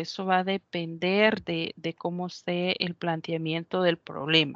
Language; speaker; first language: Spanish; native; Spanish